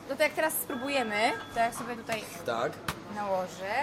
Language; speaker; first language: Polish; native; Polish